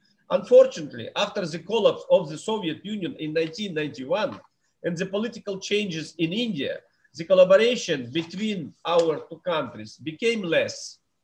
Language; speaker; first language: English; non-native, fluent; Russian